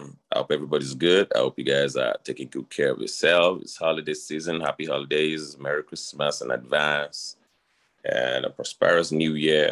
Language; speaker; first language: English; non-native, local second language; Yoruba